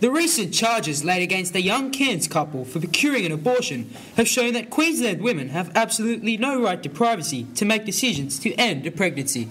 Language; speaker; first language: English; native; English